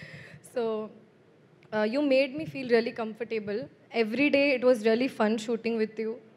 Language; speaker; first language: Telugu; non-native, learner; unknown